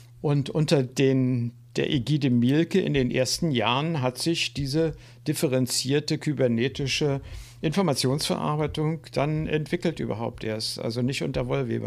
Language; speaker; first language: German; native; German